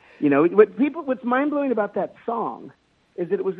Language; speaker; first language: English; native; English